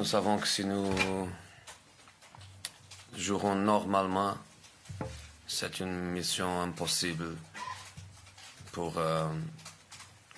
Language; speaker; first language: French; non-native, fluent; Portuguese